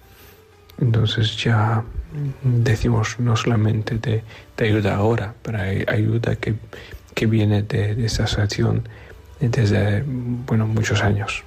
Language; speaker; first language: Spanish; non-native, fluent; Polish